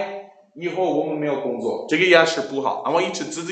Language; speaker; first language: Chinese; non-native, learner; English